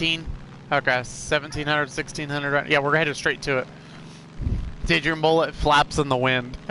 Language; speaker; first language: English; native; English